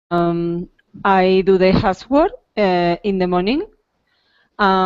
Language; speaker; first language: English; non-native, learner; Spanish